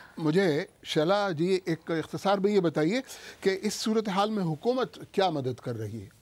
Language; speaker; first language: Urdu; native; Urdu